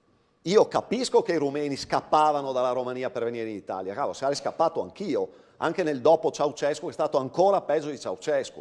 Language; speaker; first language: Italian; native; Italian